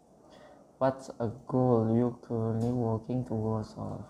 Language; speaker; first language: English; non-native, learner; Indonesian